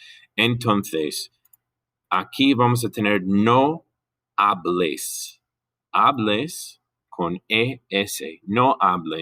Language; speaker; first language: Spanish; non-native, fluent; English